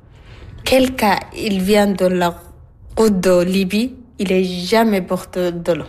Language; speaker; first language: French; non-native, learner; Arabic